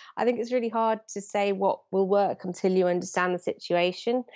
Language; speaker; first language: English; native; English